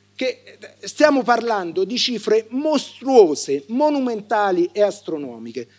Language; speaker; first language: Italian; native; Italian